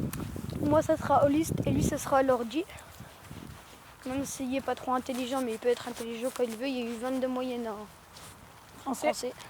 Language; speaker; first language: French; native; French